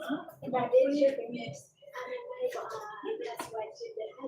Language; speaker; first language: Arabic; non-native, learner; Tigrinya